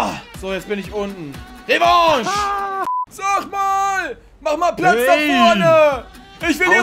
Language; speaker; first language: German; native; German